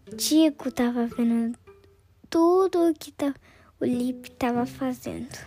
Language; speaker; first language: Portuguese; early bilingual, heritage; Portuguese